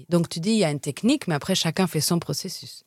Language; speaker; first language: French; non-native, local second language; Luxembourgish